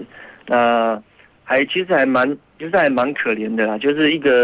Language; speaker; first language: Chinese; native; Chinese